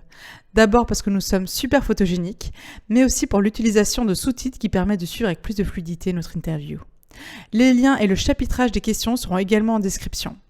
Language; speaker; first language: French; native; French